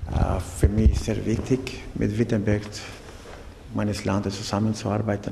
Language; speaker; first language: German; non-native, learner; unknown